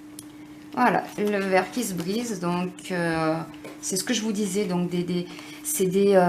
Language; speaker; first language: French; native; French